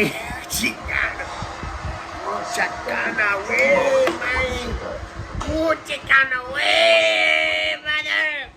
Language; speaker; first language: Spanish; non-native, learner; English